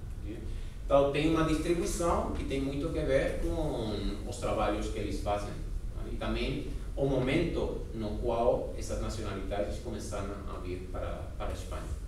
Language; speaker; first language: Portuguese; non-native, fluent; Spanish